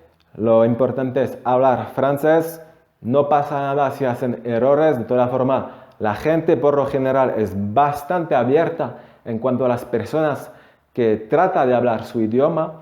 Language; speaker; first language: Spanish; non-native, fluent; French